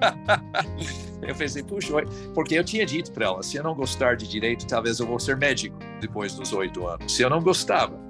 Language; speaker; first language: Portuguese; non-native, fluent; English